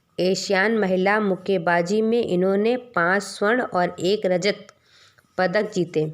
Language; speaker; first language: Hindi; native; Hindi